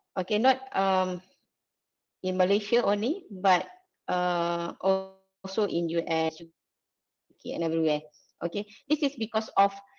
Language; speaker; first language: English; non-native, local second language; Malay